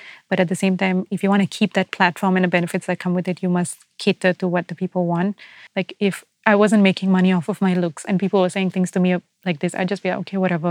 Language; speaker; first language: English; native; English